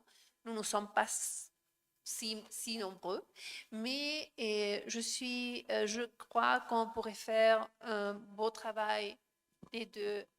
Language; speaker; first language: French; non-native, fluent; Spanish